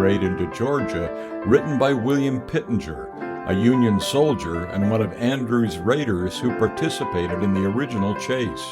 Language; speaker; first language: English; native; English